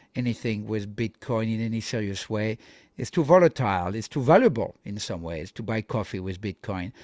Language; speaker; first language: English; non-native, fluent; French